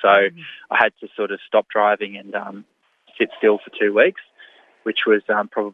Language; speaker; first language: English; native; English